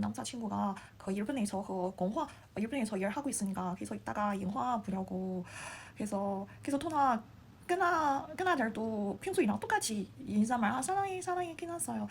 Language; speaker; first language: Korean; non-native, learner; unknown